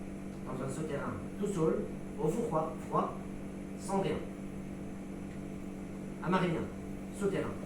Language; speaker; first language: French; non-native, fluent; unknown